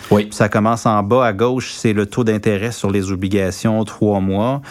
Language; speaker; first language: French; native; French